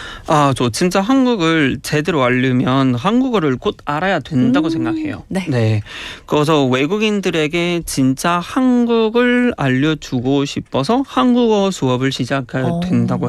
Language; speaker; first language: Korean; non-native, fluent; Spanish